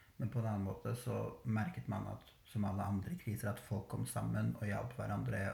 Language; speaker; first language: Norwegian; early bilingual, other home language; Albanian